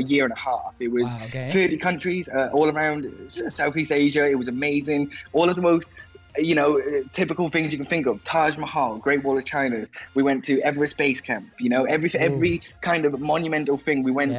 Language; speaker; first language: English; native; English